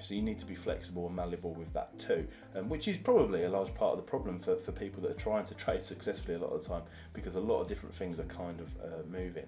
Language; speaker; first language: English; native; English